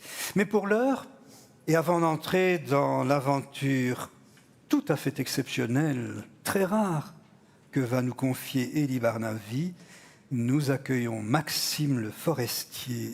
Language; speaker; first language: French; native; French